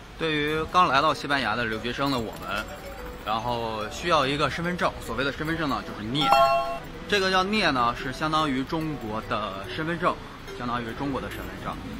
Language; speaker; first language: Chinese; native; Chinese